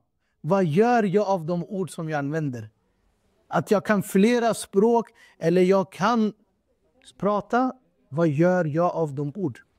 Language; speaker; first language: Swedish; non-native, fluent; Urdu